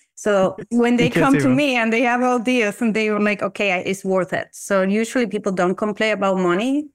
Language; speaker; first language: English; non-native, fluent; Spanish